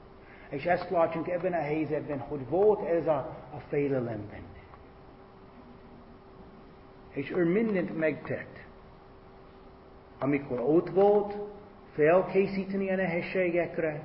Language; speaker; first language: Hungarian; non-native, fluent; English